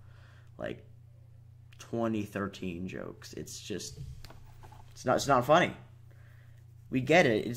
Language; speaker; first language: English; native; English